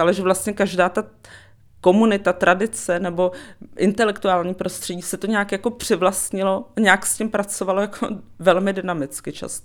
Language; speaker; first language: Czech; native; Czech